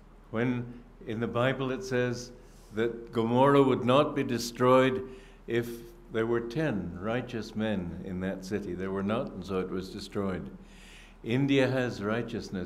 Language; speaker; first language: English; native; English